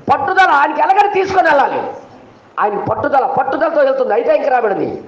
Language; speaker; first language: Telugu; non-native, local second language; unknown